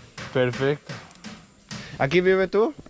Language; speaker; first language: Spanish; non-native, learner; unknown